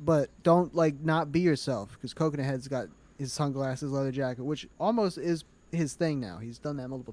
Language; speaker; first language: English; native; English